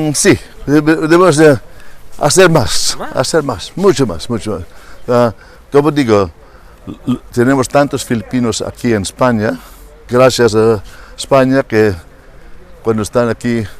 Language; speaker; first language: Spanish; non-native, fluent; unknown